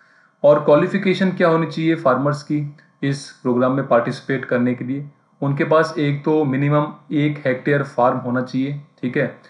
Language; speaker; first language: Hindi; native; Hindi